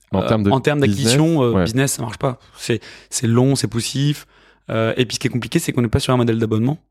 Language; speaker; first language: French; native; French